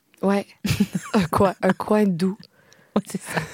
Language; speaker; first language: French; native; French